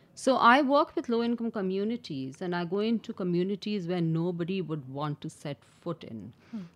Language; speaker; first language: English; non-native, local second language; Urdu